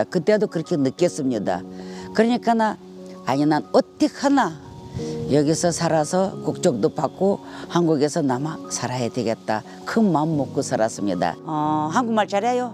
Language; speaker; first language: Korean; early bilingual, heritage; Korean